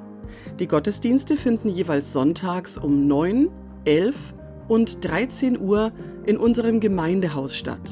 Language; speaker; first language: German; native; German